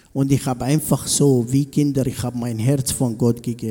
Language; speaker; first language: German; non-native, learner; Arabic